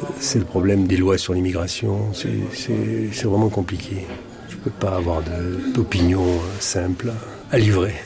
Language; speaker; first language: French; native; French